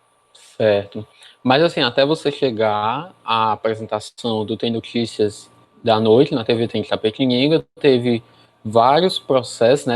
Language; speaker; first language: Portuguese; native; Portuguese